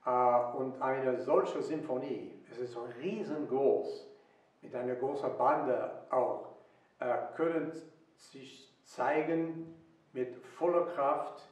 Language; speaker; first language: German; non-native, fluent; English